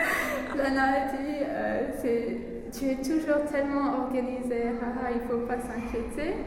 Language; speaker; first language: French; non-native, learner; English